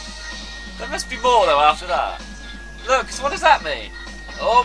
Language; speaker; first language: English; native; English